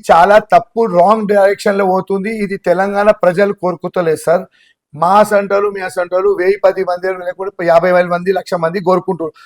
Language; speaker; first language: Telugu; non-native, local second language; Gujarati